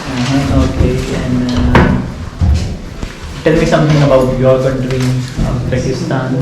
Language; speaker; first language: English; non-native, local second language; Hindi